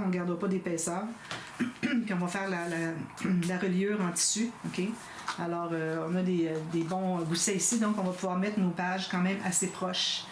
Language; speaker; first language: French; native; French